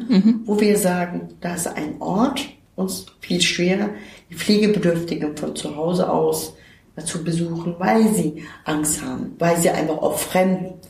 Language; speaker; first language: German; non-native, fluent; Turkish